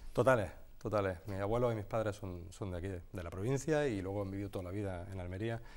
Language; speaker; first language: Spanish; native; Spanish